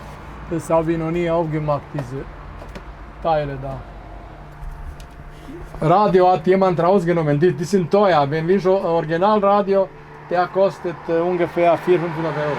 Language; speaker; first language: German; non-native, fluent; Serbian